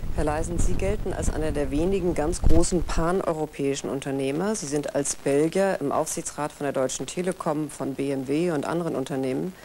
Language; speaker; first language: German; native; German